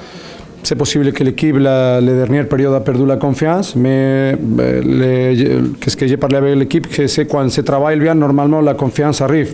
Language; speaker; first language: French; non-native, learner; Spanish